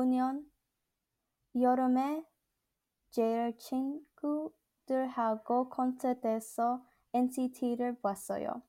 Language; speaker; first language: Korean; non-native, learner; English